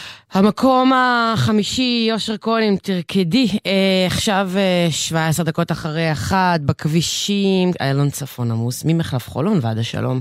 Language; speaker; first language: Hebrew; native; Hebrew